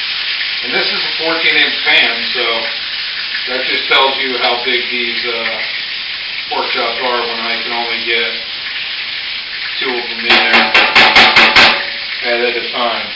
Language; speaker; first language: English; native; English